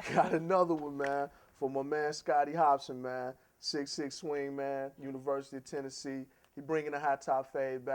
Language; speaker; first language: English; native; English